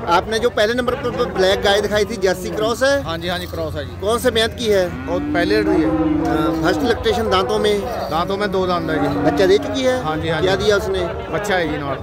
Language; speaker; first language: Hindi; non-native, local second language; Punjabi